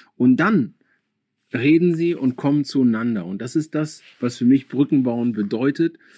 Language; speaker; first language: German; early bilingual, other home language; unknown